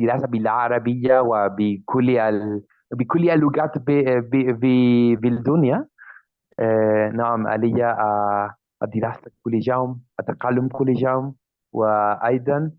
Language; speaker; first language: Arabic; non-native, learner; Spanish